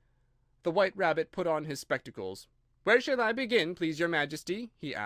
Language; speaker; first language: English; native; English